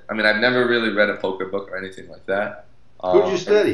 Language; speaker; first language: English; native; English